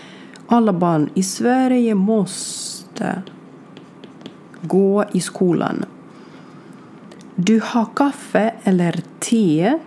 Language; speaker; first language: Swedish; non-native, learner; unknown